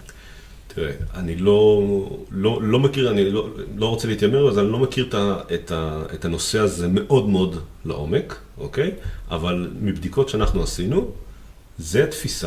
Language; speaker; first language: Hebrew; native; Hebrew